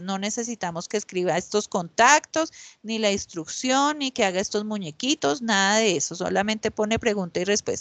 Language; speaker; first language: Spanish; native; Spanish